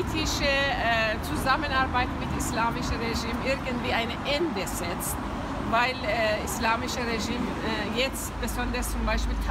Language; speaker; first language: German; non-native, fluent; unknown